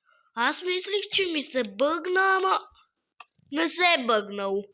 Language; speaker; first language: Bulgarian; native; Bulgarian